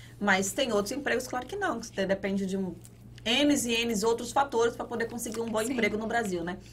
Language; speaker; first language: Portuguese; native; Portuguese